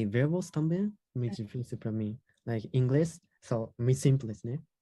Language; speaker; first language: Portuguese; non-native, learner; Japanese